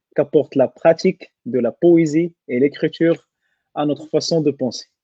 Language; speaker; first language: French; non-native, local second language; Arabic